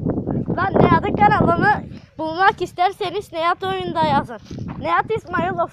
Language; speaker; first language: Turkish; native; Turkish